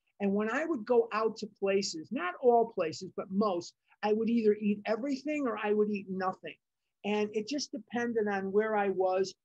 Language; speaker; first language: English; native; English